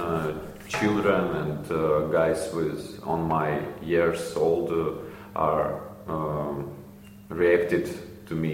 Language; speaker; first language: English; non-native, learner; Ukrainian